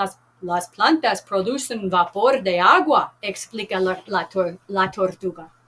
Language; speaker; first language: Spanish; non-native, fluent; English